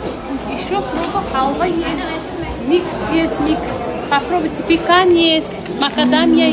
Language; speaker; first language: Russian; non-native, learner; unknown